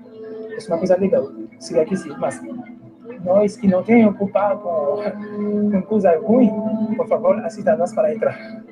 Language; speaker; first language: Portuguese; non-native, fluent; Haitian Creole